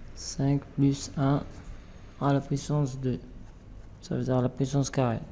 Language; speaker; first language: French; non-native, local second language; Arabic